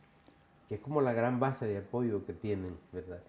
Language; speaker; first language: Spanish; native; Spanish